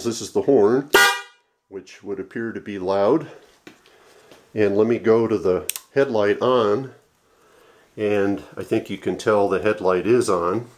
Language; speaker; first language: English; native; English